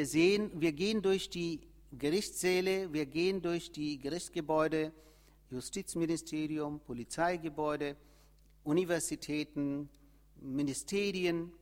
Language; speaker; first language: German; non-native, fluent; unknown